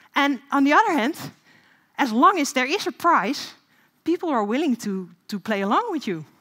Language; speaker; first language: English; non-native, fluent; Dutch